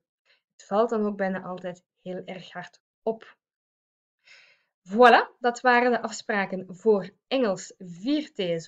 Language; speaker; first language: Dutch; native; Dutch